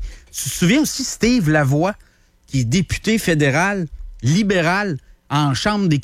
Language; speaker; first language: French; native; French